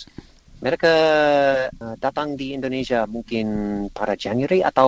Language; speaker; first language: Indonesian; non-native, learner; English